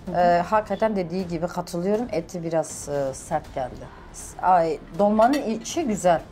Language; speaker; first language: Turkish; native; Turkish